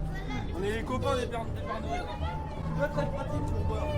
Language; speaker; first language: French; native; French